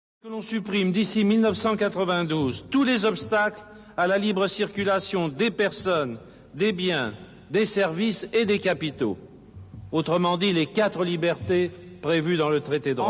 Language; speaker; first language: French; native; French